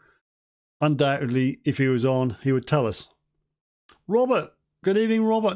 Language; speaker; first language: English; native; English